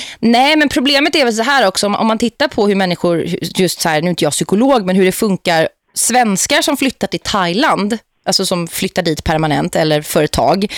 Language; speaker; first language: Swedish; native; Swedish